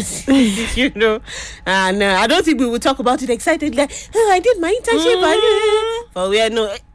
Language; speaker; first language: English; non-native, local second language; Yoruba